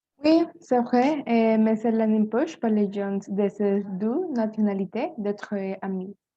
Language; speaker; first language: French; non-native, learner; Spanish